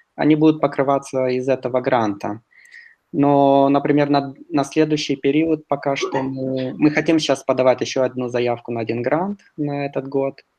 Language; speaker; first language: Russian; non-native, local second language; Romanian